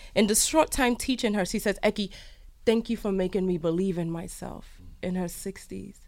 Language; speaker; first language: English; early bilingual, other home language; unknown